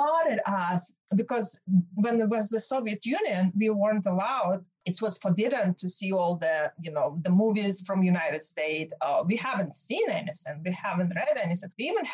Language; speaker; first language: English; non-native, fluent; Russian